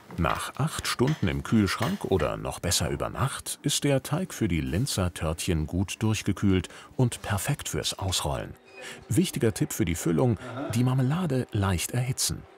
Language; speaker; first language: German; native; German